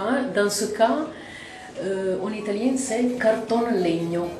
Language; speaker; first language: French; non-native, fluent; Italian